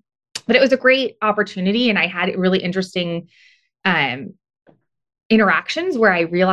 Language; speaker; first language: English; native; English